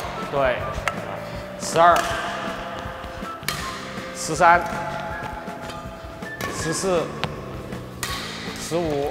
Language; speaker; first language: Chinese; native; Chinese